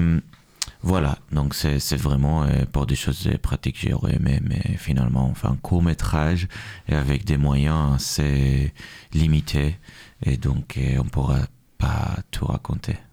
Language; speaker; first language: French; non-native, fluent; Hebrew